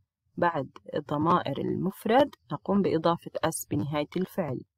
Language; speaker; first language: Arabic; native; Arabic